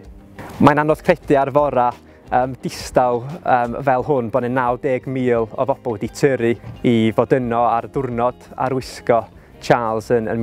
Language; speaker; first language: Welsh; native; Welsh